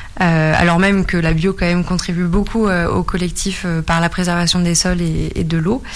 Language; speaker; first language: French; native; French